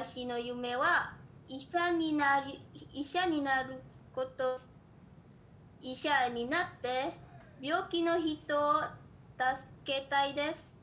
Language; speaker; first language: Japanese; non-native, learner; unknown